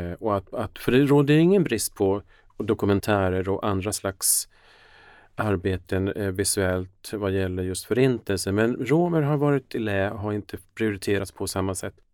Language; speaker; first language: Swedish; early bilingual, other home language; Finnish